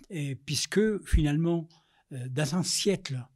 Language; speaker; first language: French; non-native, fluent; Spanish